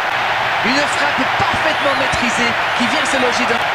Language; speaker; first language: French; native; French